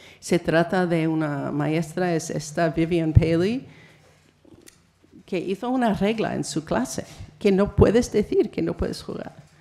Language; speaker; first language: Spanish; non-native, fluent; English